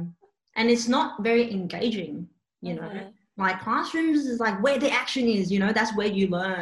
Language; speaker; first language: English; non-native, local second language; Cantonese